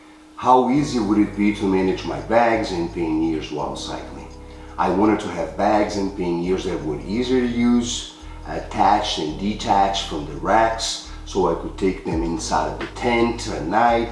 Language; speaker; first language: English; non-native, fluent; Portuguese